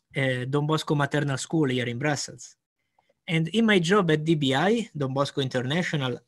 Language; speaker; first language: English; non-native, fluent; Italian